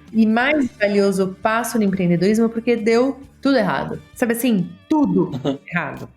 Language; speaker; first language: Portuguese; native; Portuguese